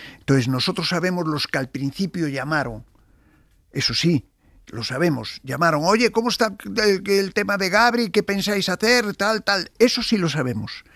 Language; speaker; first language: Spanish; native; Spanish